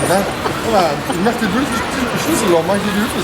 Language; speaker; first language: German; native; German